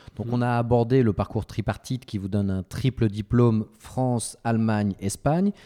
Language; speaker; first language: French; native; French